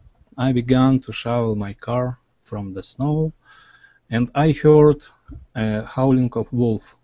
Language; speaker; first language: English; non-native, learner; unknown